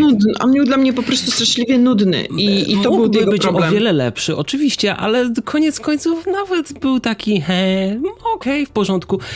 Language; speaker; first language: Polish; native; Polish